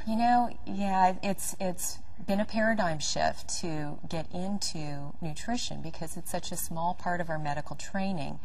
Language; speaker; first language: English; native; English